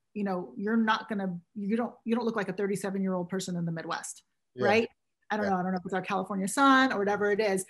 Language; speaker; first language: English; native; English